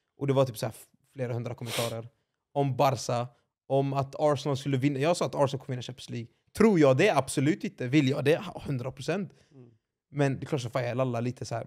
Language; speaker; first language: Swedish; early bilingual, other home language; Arabic